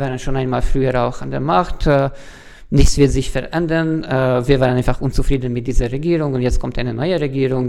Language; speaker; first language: German; non-native, fluent; Hungarian